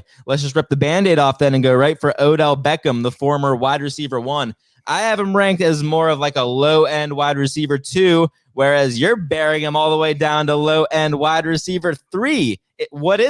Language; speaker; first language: English; native; English